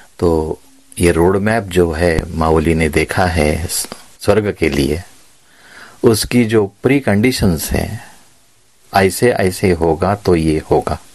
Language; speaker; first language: Hindi; non-native, local second language; Marathi